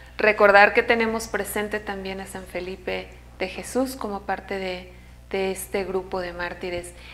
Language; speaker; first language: Spanish; native; Spanish